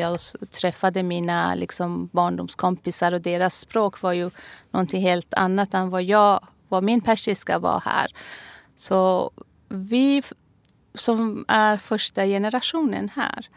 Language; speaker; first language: Swedish; non-native, fluent; Persian